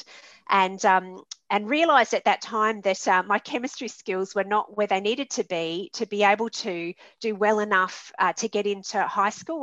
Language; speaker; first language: English; native; English